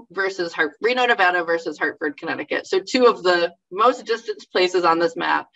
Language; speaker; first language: English; native; English